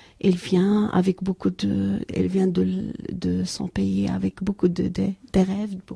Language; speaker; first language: French; non-native, learner; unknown